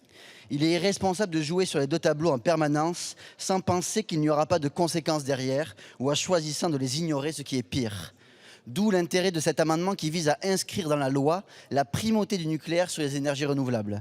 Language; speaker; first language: French; native; French